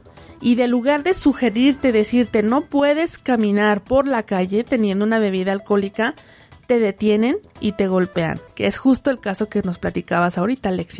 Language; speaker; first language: Spanish; native; Spanish